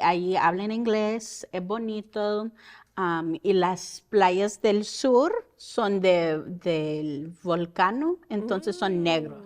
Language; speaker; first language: Spanish; early bilingual, heritage; Spanish